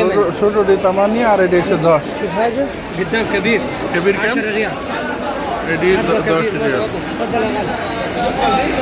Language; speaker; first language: Arabic; non-native, learner; Bangla